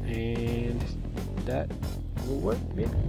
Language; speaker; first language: English; native; English